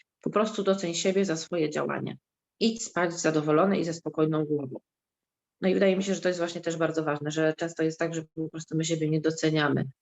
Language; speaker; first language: Polish; native; Polish